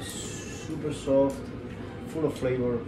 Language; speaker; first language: English; non-native, learner; Spanish